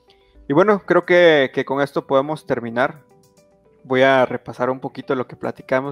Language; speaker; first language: Spanish; native; Spanish